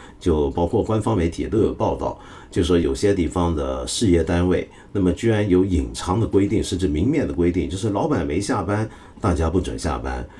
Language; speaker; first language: Chinese; early bilingual, other home language; Cantonese